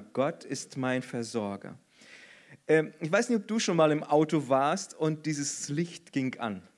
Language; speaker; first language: German; non-native, fluent; Portuguese